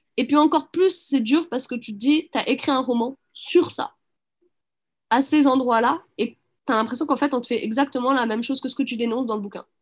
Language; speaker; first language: French; early bilingual, other home language; Arabic